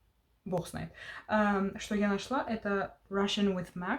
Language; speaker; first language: Russian; early bilingual, heritage; Russian